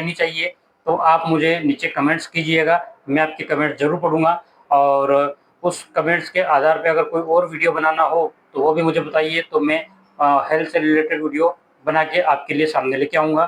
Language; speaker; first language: Hindi; native; Hindi